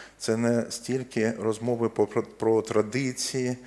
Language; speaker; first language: Ukrainian; non-native, local second language; Russian